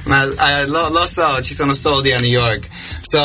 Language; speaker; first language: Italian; non-native, learner; English